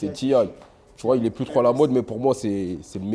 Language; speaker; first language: French; native; French